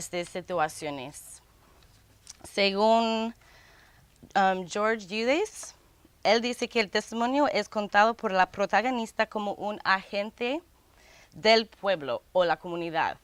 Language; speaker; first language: Spanish; non-native, fluent; English